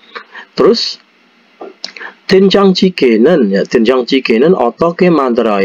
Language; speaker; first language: Korean; non-native, fluent; Indonesian